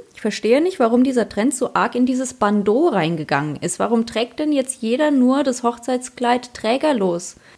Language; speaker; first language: German; early bilingual, other home language; Polish